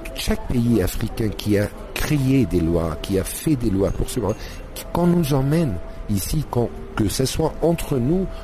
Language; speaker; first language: French; non-native, fluent; Arabic